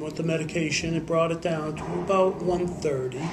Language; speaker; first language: English; native; English